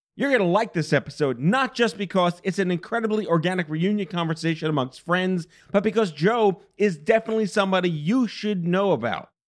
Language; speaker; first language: English; native; English